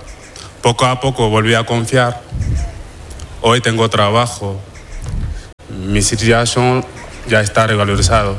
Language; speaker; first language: Spanish; non-native, fluent; Wolof